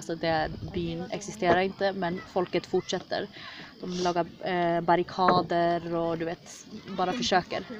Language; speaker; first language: Swedish; early bilingual, other home language; Kurdish